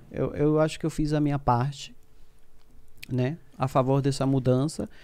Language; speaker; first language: Portuguese; non-native, fluent; Spanish